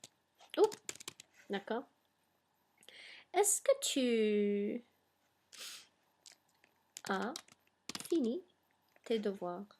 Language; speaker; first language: French; non-native, fluent; English